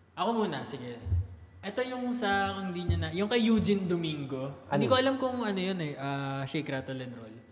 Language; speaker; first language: Filipino; native; Filipino